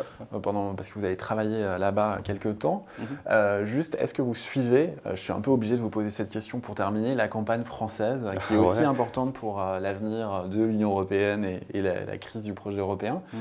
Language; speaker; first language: French; native; French